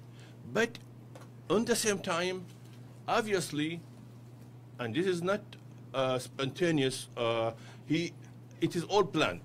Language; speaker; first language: English; non-native, fluent; Arabic